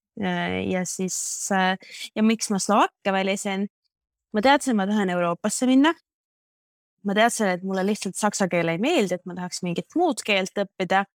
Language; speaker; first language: Estonian; native; Estonian